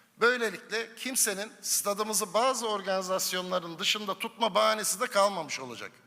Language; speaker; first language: Turkish; native; Turkish